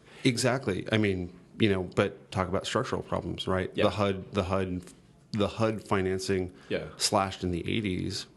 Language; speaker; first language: English; native; English